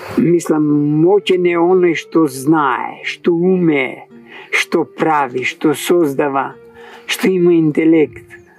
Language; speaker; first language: Macedonian; native; Macedonian